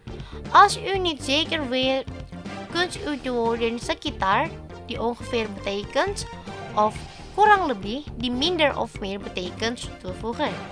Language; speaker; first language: Dutch; non-native, fluent; Indonesian